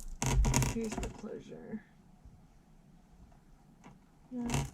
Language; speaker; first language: English; native; English